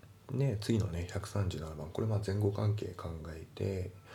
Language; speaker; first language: Japanese; native; Japanese